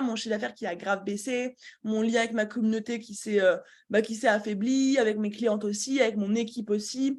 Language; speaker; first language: French; native; French